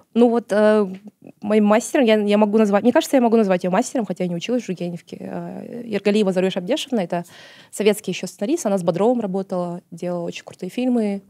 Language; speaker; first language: Russian; non-native, local second language; Kazakh